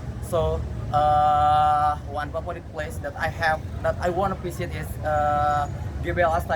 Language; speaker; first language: English; non-native, learner; Indonesian